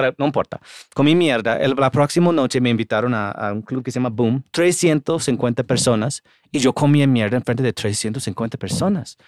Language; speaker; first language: Spanish; non-native, fluent; English